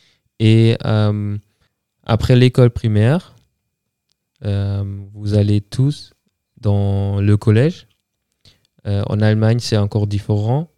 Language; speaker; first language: French; non-native, fluent; German